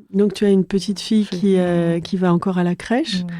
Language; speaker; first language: French; native; French